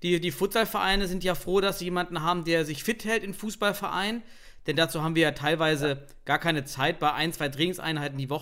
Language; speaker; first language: German; native; German